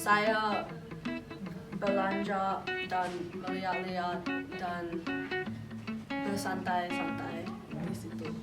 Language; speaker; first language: Indonesian; non-native, learner; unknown